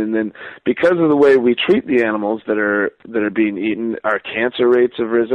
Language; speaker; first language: English; native; English